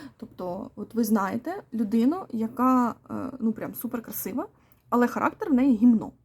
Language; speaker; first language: Ukrainian; non-native, local second language; Russian